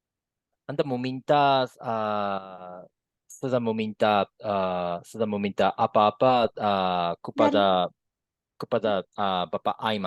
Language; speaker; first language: Indonesian; non-native, fluent; Japanese